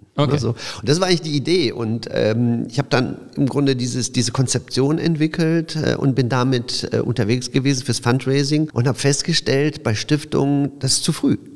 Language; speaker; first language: German; early bilingual, other home language; Polish